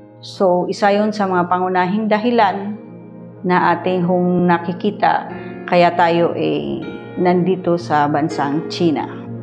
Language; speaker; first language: Filipino; non-native, local second language; Hiligaynon